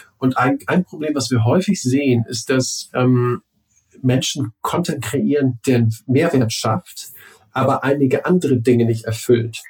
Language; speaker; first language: German; native; German